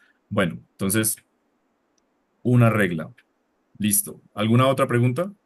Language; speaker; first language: Spanish; non-native, fluent; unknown